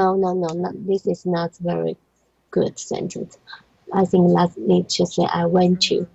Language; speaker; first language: English; non-native, learner; Chinese